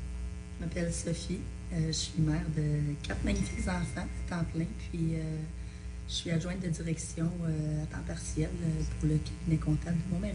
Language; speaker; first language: French; native; French